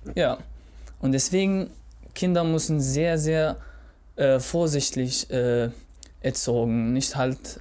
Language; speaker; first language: German; non-native, fluent; Arabic